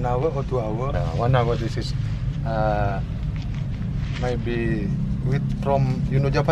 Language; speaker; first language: English; non-native, learner; Indonesian